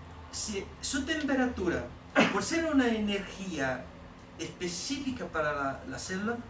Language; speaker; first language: Spanish; non-native, learner; Portuguese